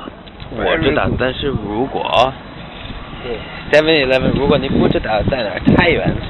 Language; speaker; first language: Chinese; non-native, learner; English